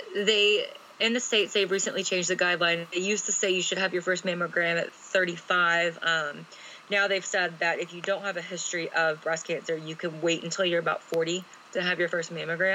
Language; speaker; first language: English; native; English